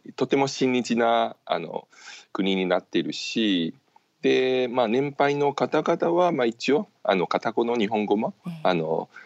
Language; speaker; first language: Japanese; non-native, fluent; Chinese